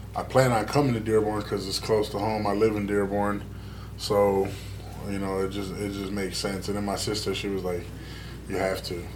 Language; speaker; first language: English; native; English